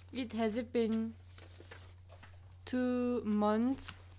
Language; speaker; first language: English; non-native, learner; Korean